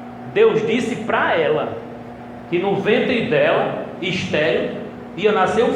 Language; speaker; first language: Portuguese; native; Portuguese